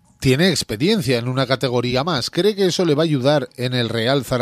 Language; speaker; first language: Spanish; native; Spanish